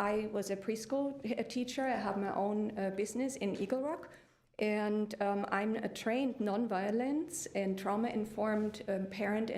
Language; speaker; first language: English; early bilingual, other home language; German